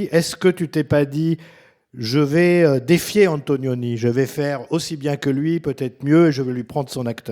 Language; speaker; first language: French; native; French